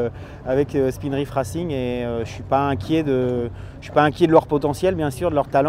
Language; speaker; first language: French; native; French